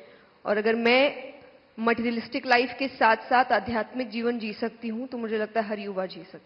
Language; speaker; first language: Hindi; native; Hindi